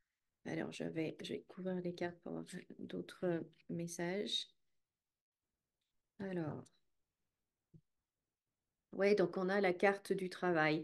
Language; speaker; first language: French; native; French